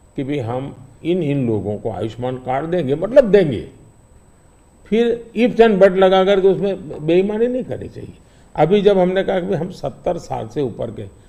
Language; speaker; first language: Hindi; non-native, local second language; Gujarati